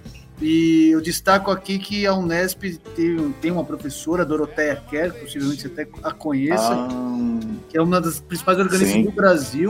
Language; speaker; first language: Portuguese; native; Portuguese